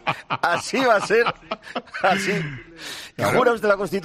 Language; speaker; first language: Spanish; native; Spanish